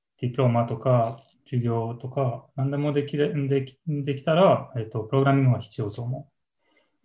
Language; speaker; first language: Japanese; non-native, learner; English